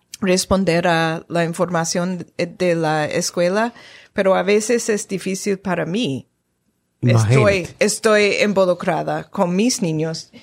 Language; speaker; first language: Spanish; non-native, fluent; English